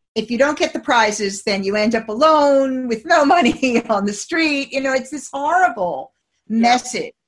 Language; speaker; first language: English; native; English